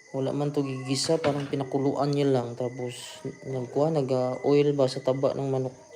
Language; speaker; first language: Filipino; non-native, local second language; Cebuano